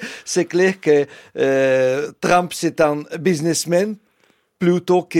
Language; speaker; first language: French; non-native, fluent; Russian